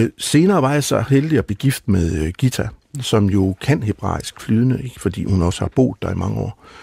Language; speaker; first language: Danish; native; Danish